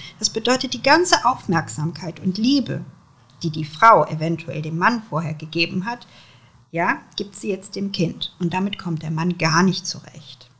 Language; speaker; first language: German; early bilingual, other home language; Serbian